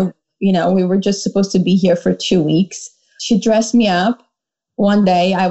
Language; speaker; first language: English; non-native, fluent; Portuguese